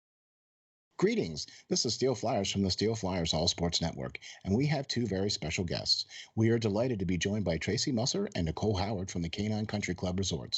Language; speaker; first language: English; native; English